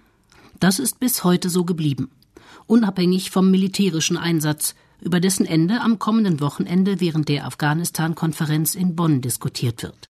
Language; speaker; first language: German; native; German